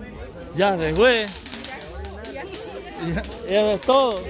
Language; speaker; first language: Spanish; native; Spanish